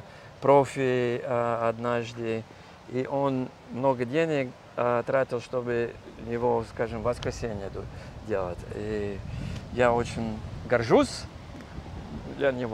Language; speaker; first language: Russian; non-native, fluent; English